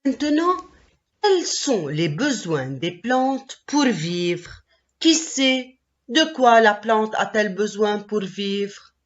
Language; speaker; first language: French; non-native, local second language; Arabic